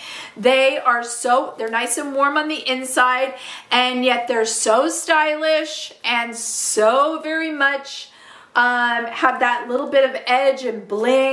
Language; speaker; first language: English; native; English